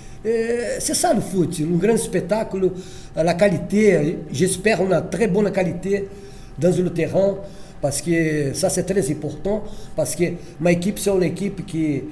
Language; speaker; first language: French; non-native, fluent; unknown